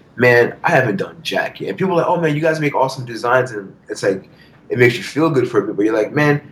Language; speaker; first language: English; early bilingual, other home language; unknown